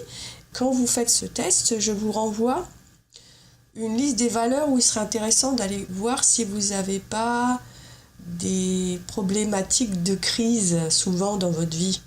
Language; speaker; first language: French; native; French